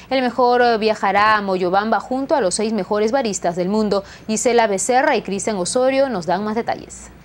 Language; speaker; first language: Spanish; native; Spanish